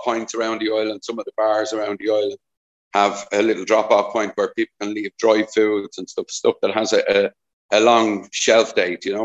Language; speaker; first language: English; native; English